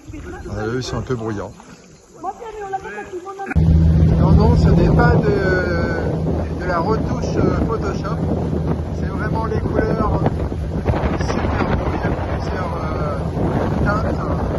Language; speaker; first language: French; native; French